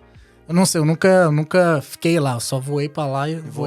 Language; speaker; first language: Portuguese; native; Portuguese